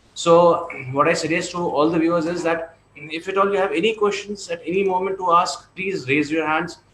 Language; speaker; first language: English; non-native, local second language; Hindi